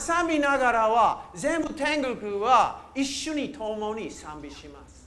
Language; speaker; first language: Japanese; non-native, learner; English